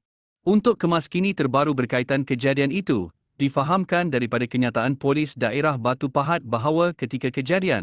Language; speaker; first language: Malay; native; Malay